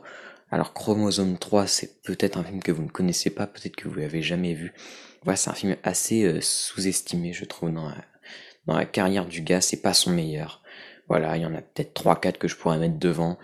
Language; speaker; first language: French; native; French